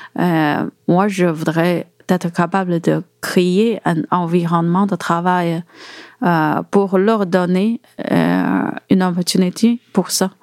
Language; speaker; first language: French; non-native, fluent; Chinese